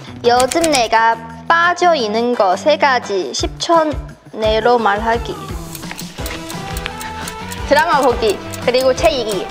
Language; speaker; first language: Korean; non-native, fluent; Chinese